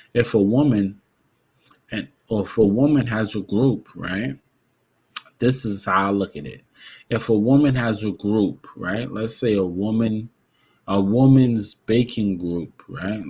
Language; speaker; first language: English; native; English